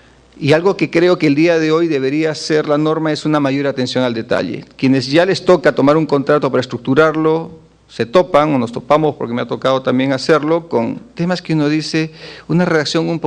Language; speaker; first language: Spanish; native; Spanish